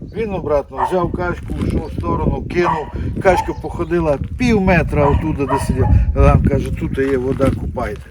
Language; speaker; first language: Ukrainian; native; Ukrainian